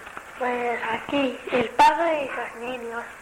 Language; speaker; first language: Spanish; non-native, learner; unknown